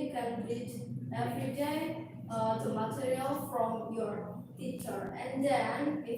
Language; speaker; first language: English; non-native, learner; Indonesian